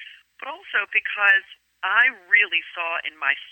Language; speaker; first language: English; native; English